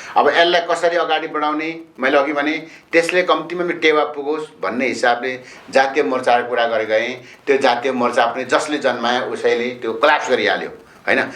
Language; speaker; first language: Nepali; non-native, local second language; Limbu